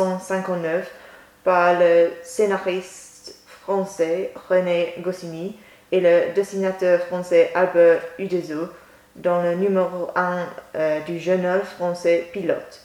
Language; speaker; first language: French; non-native, learner; English